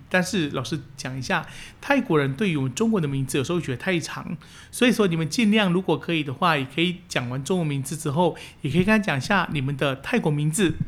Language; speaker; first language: Chinese; early bilingual, heritage; Chinese